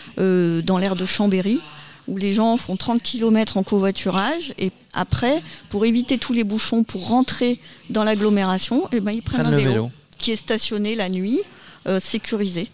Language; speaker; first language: French; native; French